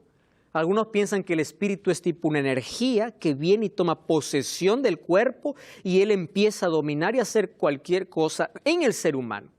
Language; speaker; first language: Spanish; native; Spanish